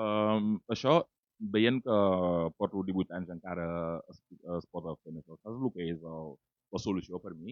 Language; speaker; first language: Catalan; non-native, fluent; Wolof